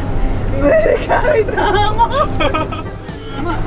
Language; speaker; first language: Japanese; native; Japanese